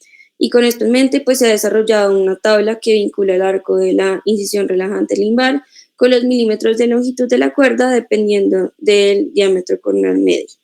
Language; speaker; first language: Spanish; native; Spanish